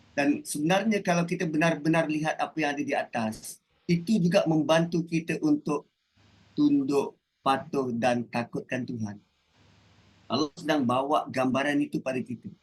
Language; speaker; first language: Malay; native; Malay